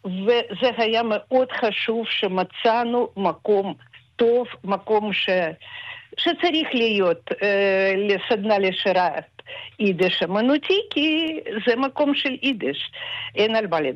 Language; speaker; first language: Hebrew; non-native, fluent; Russian